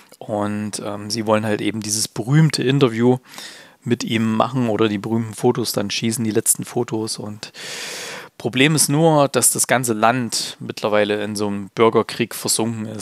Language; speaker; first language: German; native; German